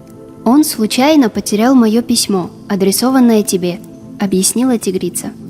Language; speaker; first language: Russian; native; Russian